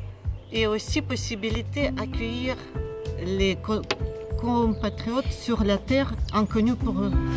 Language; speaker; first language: French; non-native, fluent; Russian